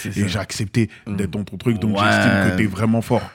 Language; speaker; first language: French; native; French